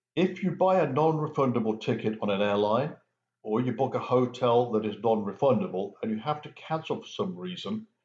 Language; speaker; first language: English; native; English